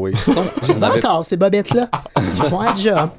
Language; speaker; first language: French; native; French